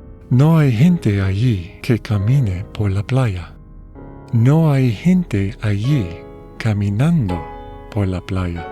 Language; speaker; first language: Spanish; non-native, fluent; English